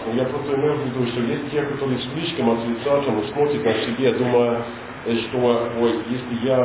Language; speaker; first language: Russian; non-native, learner; English